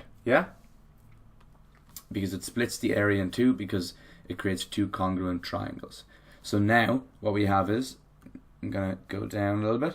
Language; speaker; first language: English; native; English